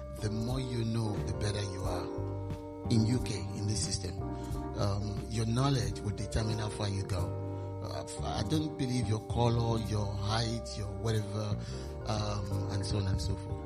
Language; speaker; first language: English; non-native, local second language; Yoruba